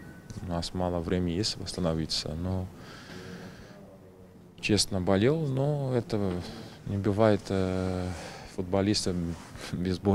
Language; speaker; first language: Russian; non-native, learner; Portuguese